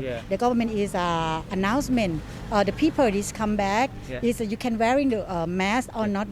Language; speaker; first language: English; non-native, learner; Thai